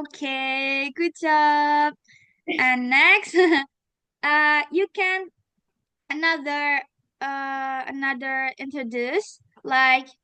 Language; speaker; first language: English; non-native, learner; Indonesian